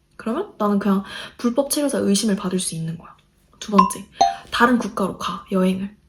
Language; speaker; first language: Korean; native; Korean